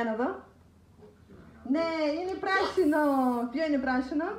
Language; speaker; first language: Greek; non-native, fluent; Russian